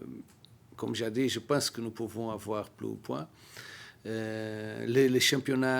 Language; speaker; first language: French; non-native, learner; Portuguese